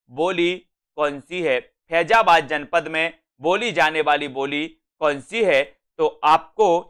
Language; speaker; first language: Hindi; native; Hindi